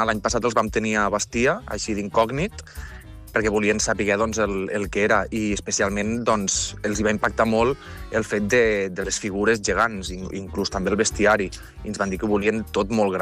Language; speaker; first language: Catalan; native; Catalan